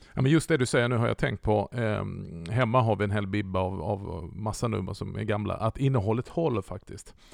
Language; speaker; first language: Swedish; native; Swedish